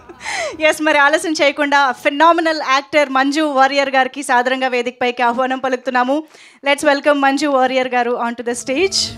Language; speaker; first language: Telugu; native; Telugu